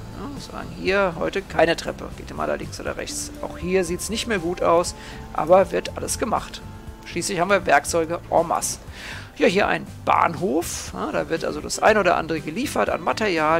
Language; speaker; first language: German; native; German